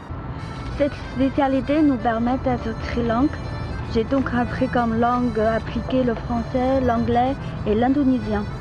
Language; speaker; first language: French; non-native, fluent; Chinese